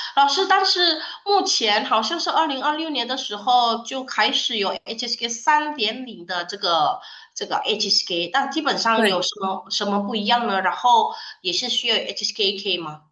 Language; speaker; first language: Chinese; non-native, fluent; Indonesian